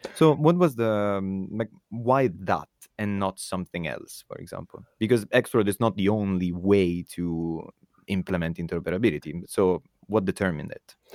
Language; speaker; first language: English; non-native, fluent; Italian